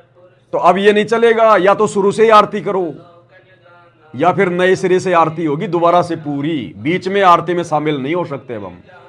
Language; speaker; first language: Hindi; native; Hindi